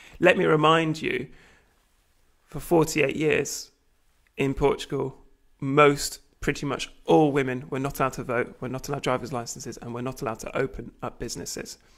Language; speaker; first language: English; native; English